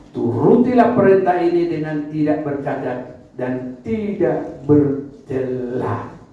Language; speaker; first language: Indonesian; non-native, local second language; Batak Toba